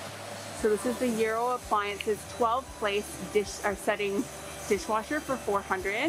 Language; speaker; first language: English; native; English